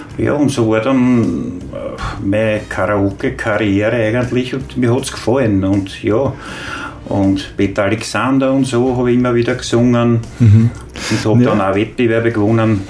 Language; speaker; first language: German; native; German